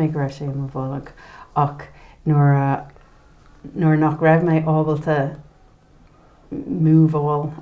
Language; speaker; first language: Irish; non-native, learner; English